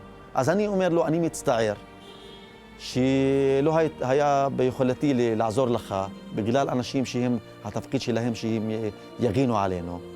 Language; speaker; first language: Hebrew; non-native, local second language; Arabic